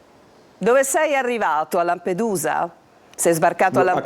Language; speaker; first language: Italian; native; Italian